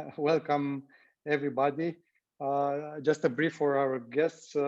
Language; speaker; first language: English; non-native, fluent; Romanian